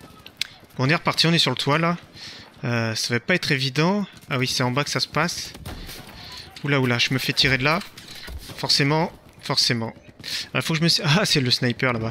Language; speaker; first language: French; native; French